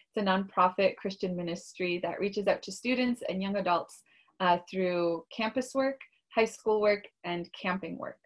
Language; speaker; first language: English; native; English